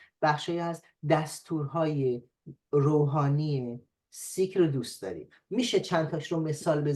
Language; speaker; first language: Persian; native; Persian